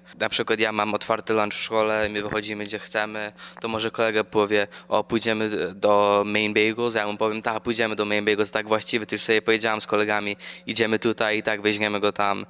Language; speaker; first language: Polish; early bilingual, other home language; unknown